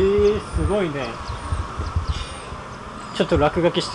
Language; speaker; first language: Japanese; native; Japanese